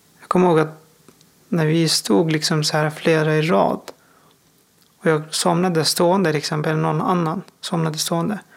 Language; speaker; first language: Swedish; non-native, fluent; Persian